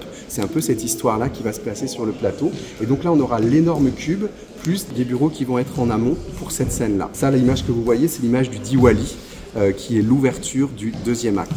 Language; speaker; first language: French; native; French